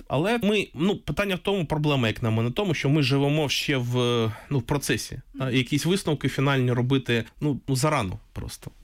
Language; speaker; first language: Ukrainian; native; Ukrainian